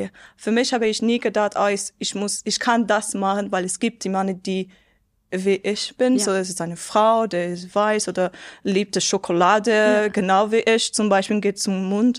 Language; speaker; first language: German; non-native, local second language; French